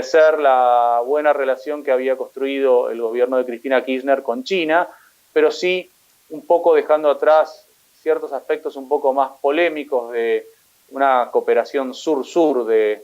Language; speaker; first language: Spanish; native; Spanish